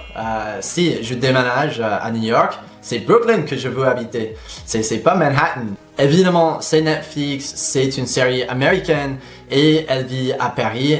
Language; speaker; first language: French; non-native, fluent; English